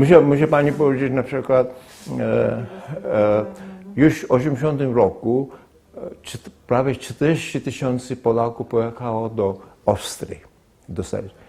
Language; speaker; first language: Polish; non-native, fluent; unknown